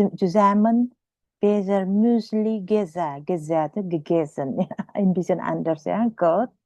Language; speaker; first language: German; non-native, fluent; Indonesian